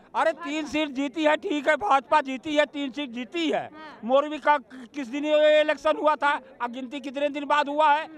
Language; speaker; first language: Hindi; native; Hindi